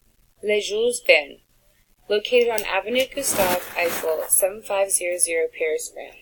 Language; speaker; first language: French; non-native, learner; English